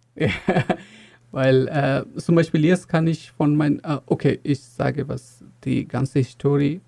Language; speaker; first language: German; non-native, fluent; Bangla